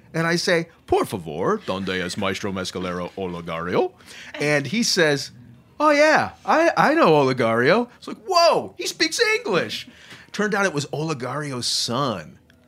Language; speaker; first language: English; native; English